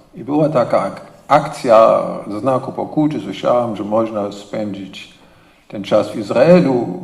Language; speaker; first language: Polish; non-native, fluent; German